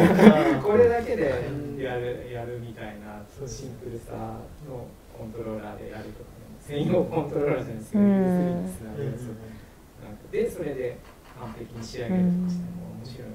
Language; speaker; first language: Japanese; native; Japanese